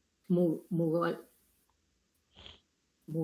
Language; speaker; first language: English; non-native, learner; Spanish